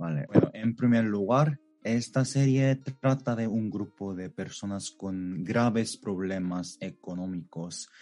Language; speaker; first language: Spanish; non-native, fluent; Korean